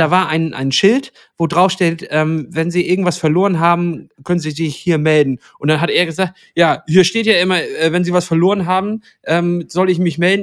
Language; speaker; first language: German; native; German